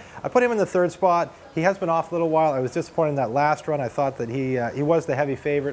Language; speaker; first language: English; native; English